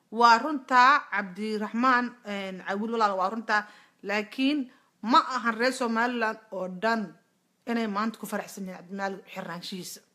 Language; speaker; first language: Somali; native; Somali